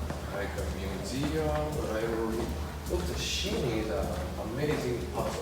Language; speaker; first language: English; non-native, learner; Japanese